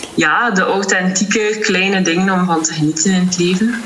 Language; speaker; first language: Dutch; native; Dutch